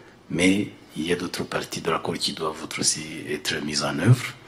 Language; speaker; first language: French; non-native, local second language; Kinyarwanda